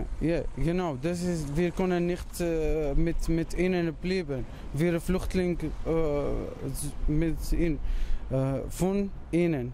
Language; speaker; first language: German; non-native, learner; Arabic